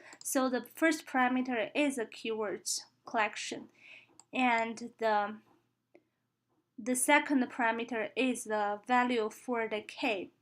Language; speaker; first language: English; non-native, fluent; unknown